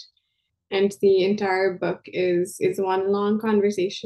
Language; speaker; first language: English; non-native, local second language; Urdu